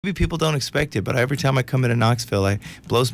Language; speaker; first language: English; native; English